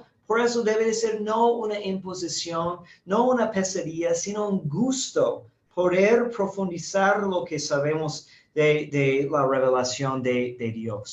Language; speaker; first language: Spanish; non-native, fluent; English